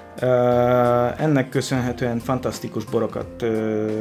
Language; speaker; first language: Hungarian; non-native, fluent; Polish